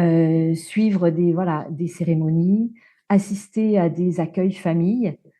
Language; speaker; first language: French; native; French